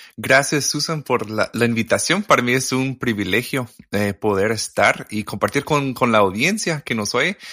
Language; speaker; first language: Spanish; non-native, fluent; English